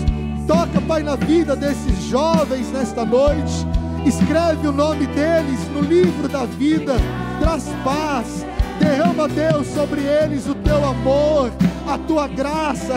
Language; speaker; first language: Portuguese; native; Portuguese